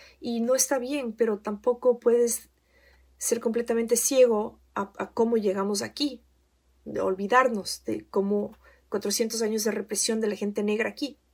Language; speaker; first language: Spanish; native; Spanish